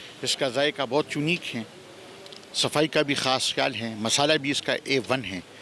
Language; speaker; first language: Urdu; non-native, local second language; Pashto